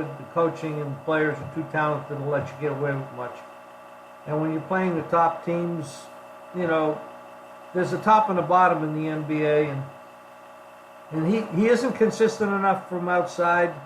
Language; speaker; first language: English; native; English